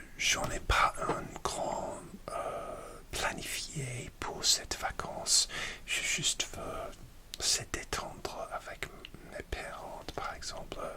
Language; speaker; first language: French; non-native, learner; English